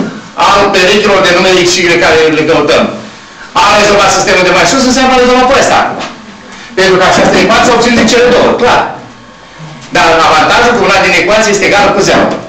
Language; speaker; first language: Romanian; native; Romanian